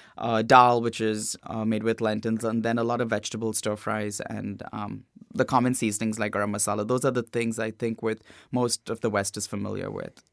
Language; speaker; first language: English; non-native, local second language; Hindi